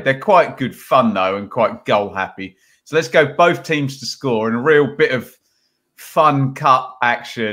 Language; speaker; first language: English; native; English